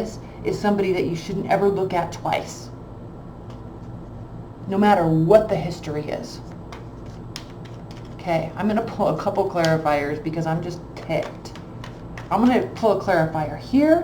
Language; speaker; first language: English; native; English